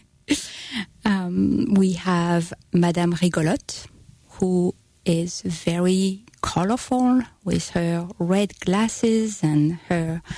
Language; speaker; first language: English; non-native, fluent; French